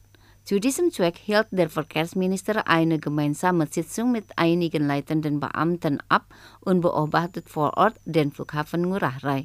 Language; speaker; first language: German; non-native, fluent; Indonesian